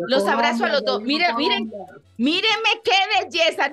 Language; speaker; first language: Spanish; native; Spanish